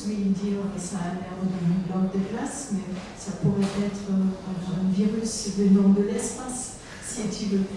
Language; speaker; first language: French; non-native, fluent; German